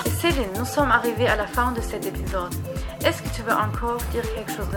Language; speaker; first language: French; non-native, learner; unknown